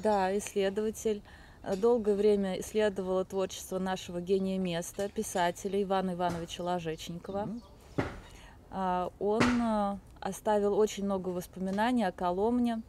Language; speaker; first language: Russian; native; Russian